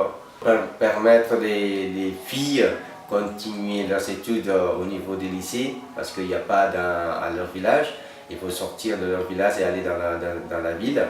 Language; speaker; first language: French; non-native, fluent; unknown